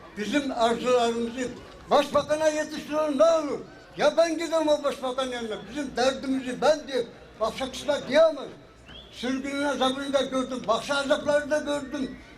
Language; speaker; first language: Turkish; early bilingual, heritage; Turkish